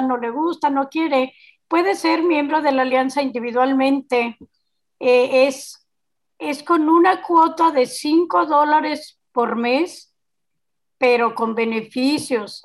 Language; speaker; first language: Spanish; native; Spanish